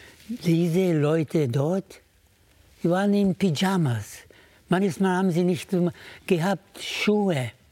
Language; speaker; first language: German; native; German